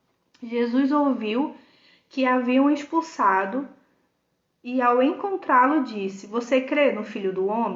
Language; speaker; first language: Portuguese; native; Portuguese